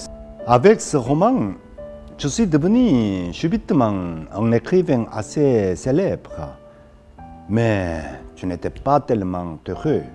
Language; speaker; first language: French; non-native, fluent; Korean